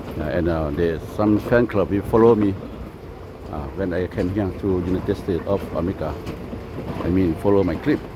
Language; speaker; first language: English; non-native, local second language; Lao